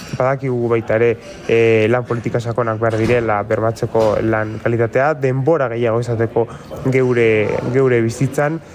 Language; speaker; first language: Basque; non-native, local second language; Spanish